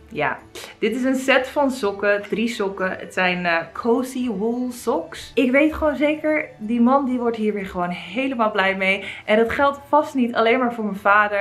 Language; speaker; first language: Dutch; native; Dutch